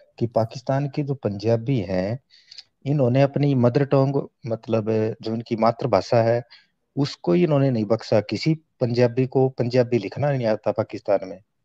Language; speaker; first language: Hindi; native; Hindi